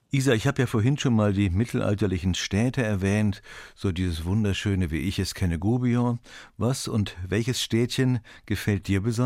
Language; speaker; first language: German; native; German